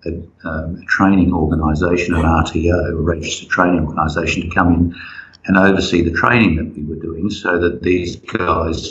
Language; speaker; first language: English; native; English